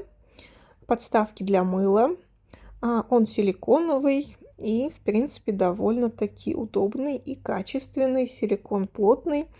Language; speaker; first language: Russian; native; Russian